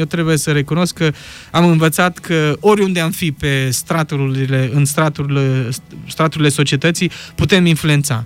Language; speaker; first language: Romanian; native; Romanian